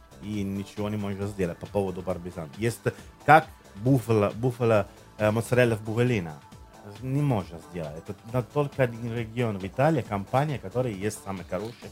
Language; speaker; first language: Russian; non-native, learner; Italian